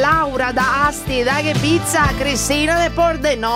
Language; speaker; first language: Italian; native; Italian